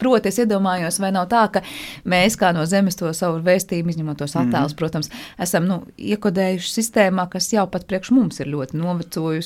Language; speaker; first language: Latvian; native; Latvian